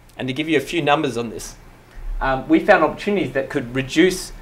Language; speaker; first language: English; native; English